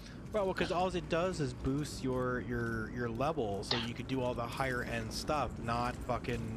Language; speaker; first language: English; native; English